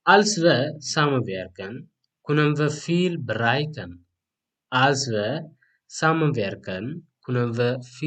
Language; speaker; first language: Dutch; non-native, fluent; Tigrinya